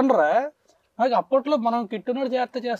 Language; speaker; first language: Telugu; native; Telugu